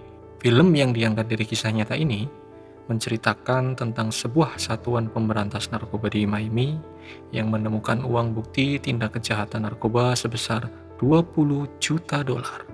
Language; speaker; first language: Indonesian; native; Indonesian